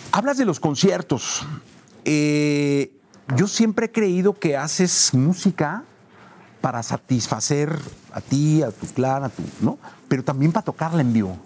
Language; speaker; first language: Spanish; native; Spanish